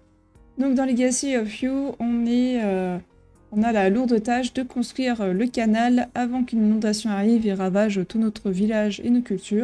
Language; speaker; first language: French; native; French